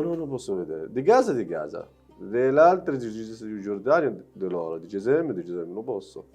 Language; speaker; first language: Italian; non-native, learner; Arabic